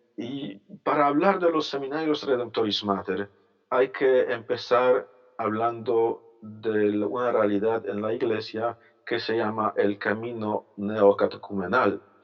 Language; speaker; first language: Spanish; non-native, fluent; Polish